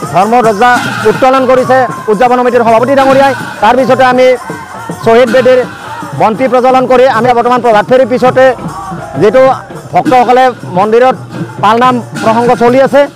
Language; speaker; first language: Assamese; native; Assamese